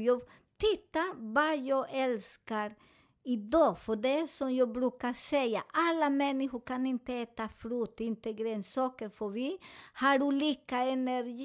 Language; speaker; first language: Swedish; non-native, learner; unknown